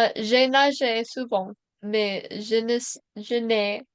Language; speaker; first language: French; non-native, learner; English